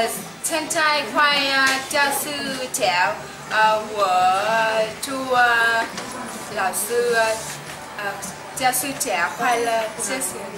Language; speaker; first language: Chinese; non-native, learner; Vietnamese